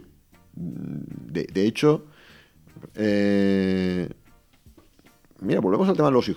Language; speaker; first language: Spanish; native; Spanish